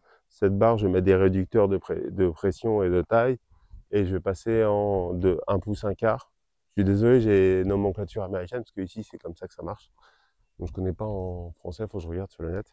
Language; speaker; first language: French; native; French